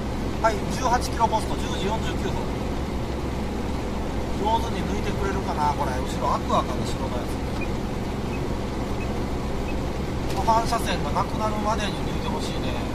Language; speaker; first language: Japanese; native; Japanese